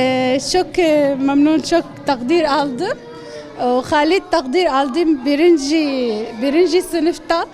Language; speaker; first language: Turkish; non-native, learner; Arabic